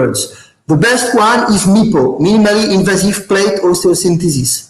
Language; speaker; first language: English; non-native, fluent; French